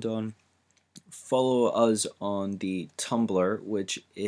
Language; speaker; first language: English; native; English